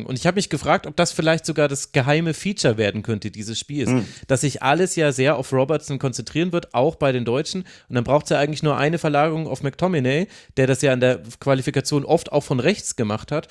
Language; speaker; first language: German; native; German